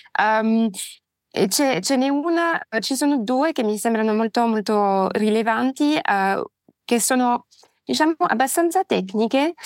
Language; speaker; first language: Italian; non-native, fluent; French